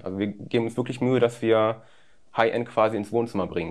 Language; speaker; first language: German; native; German